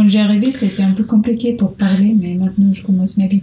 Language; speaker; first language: French; non-native, learner; Portuguese